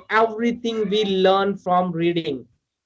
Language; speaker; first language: English; non-native, learner; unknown